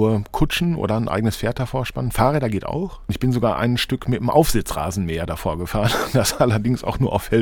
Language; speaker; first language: German; native; German